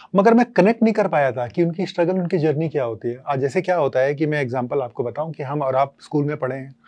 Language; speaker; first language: Hindi; native; Hindi